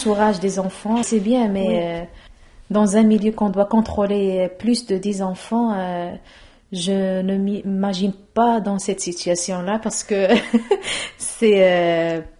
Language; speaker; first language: French; non-native, local second language; Arabic